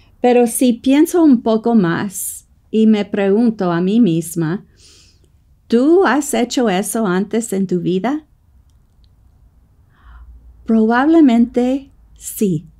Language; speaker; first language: Spanish; non-native, fluent; English